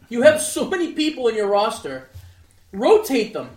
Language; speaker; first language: English; early bilingual, other home language; Greek